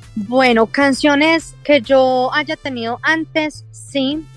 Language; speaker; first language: Spanish; early bilingual, heritage; English